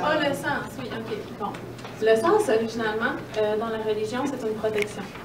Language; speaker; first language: French; native; French